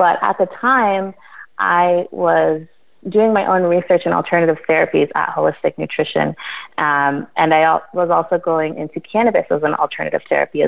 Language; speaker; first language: English; native; English